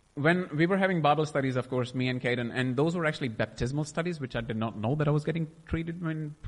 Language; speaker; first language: English; non-native, local second language; Punjabi